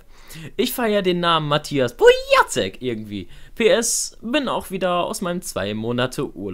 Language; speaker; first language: German; native; German